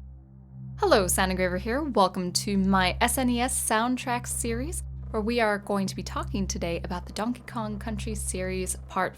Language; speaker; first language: English; native; English